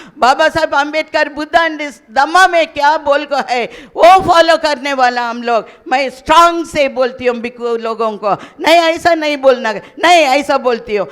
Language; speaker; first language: Hindi; non-native, local second language; Kannada